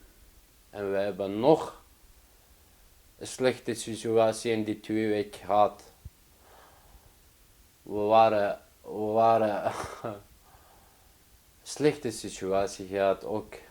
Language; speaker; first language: Dutch; non-native, learner; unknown